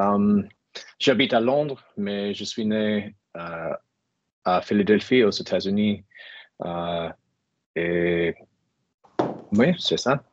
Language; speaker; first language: French; non-native, learner; English